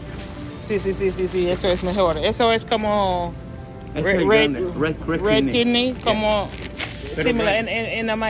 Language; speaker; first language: Spanish; non-native, learner; English